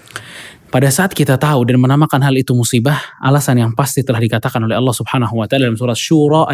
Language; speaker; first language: Indonesian; native; Indonesian